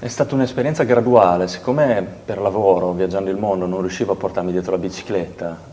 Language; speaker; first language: Italian; native; Italian